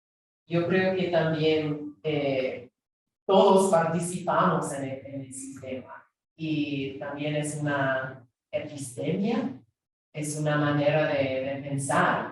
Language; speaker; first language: Spanish; non-native, fluent; English